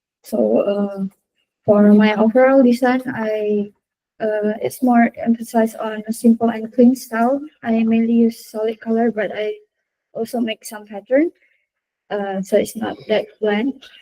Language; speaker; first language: English; non-native, learner; Indonesian